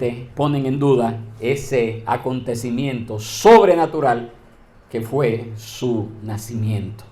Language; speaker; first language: Spanish; native; Spanish